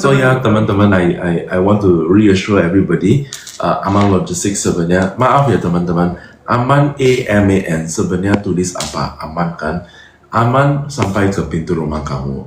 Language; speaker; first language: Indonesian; non-native, fluent; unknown